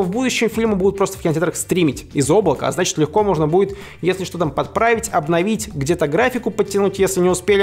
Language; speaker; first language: Russian; native; Russian